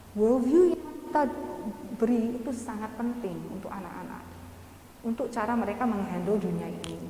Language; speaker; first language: Indonesian; non-native, fluent; English